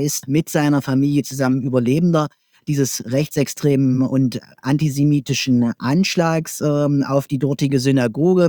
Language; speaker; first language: German; native; German